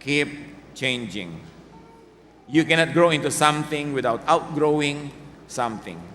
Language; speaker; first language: English; non-native, local second language; Filipino